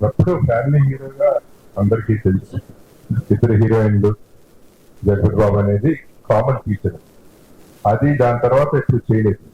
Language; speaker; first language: Telugu; native; Telugu